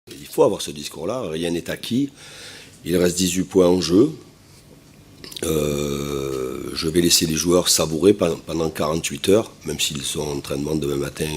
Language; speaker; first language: French; native; French